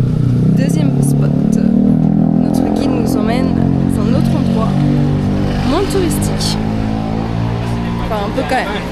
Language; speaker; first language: French; native; French